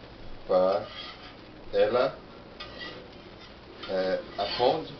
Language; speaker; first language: French; non-native, learner; Portuguese